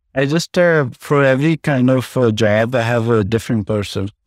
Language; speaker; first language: English; non-native, local second language; Punjabi